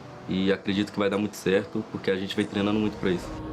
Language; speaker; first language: Portuguese; native; Portuguese